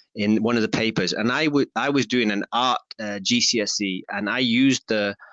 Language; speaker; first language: English; native; English